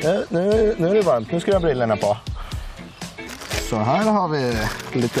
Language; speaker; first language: Norwegian; native; Norwegian